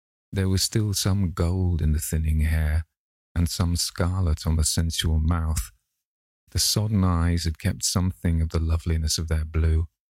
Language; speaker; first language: English; native; English